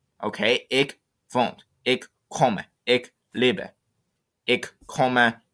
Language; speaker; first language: German; non-native, learner; English